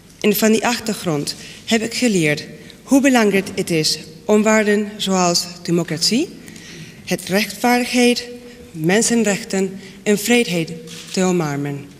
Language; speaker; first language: Dutch; non-native, fluent; Spanish